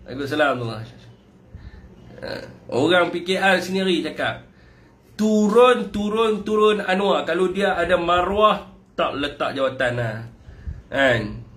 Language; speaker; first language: Malay; native; Malay